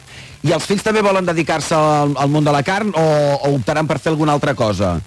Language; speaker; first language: Catalan; native; Catalan